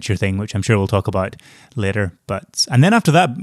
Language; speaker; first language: English; native; English